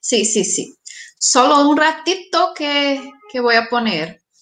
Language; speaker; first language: Spanish; non-native, fluent; Portuguese